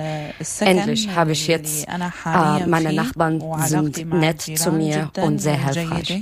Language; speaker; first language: German; non-native, learner; Arabic